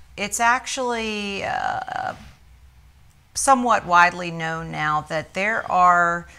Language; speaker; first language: English; native; English